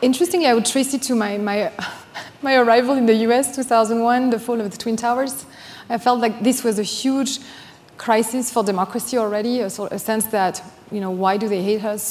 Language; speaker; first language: English; non-native, fluent; French